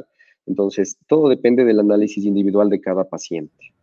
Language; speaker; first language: Spanish; native; Spanish